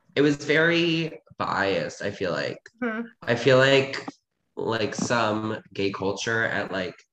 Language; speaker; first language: English; native; English